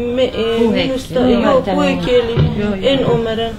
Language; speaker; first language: Finnish; non-native, learner; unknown